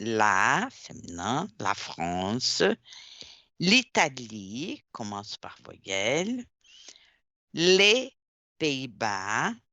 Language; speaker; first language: French; non-native, fluent; Portuguese